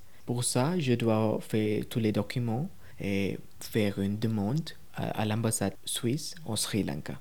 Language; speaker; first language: French; non-native, learner; Tamil